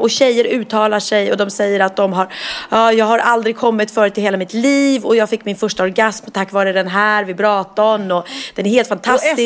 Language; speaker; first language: Swedish; native; Swedish